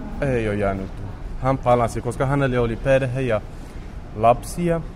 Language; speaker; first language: Finnish; non-native, learner; Romany